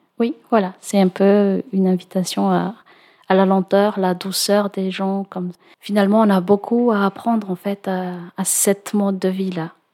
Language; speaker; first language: French; non-native, local second language; Malagasy